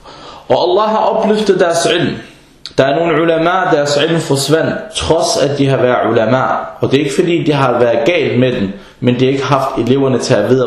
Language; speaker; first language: Danish; early bilingual, other home language; Arabic